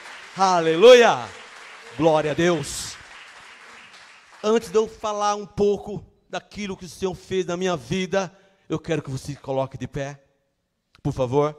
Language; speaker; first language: Portuguese; native; Portuguese